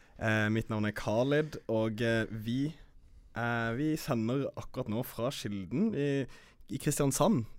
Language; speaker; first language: Norwegian; early bilingual, other home language; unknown